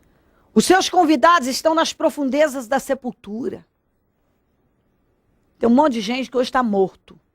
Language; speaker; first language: Portuguese; native; Portuguese